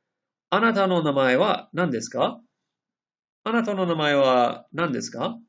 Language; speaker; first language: Japanese; non-native, fluent; English